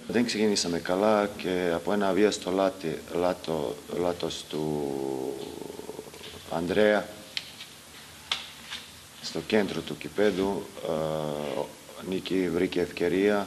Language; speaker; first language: Greek; non-native, learner; Serbian